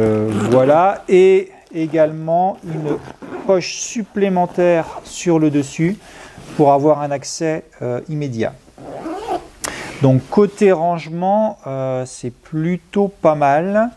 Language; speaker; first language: French; native; French